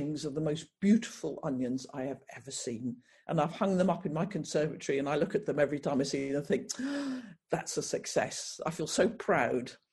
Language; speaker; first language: English; native; English